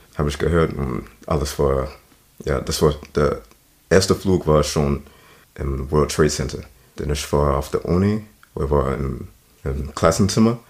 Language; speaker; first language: German; non-native, learner; English